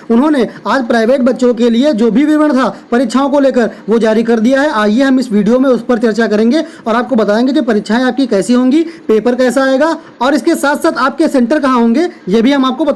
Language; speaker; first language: Hindi; native; Hindi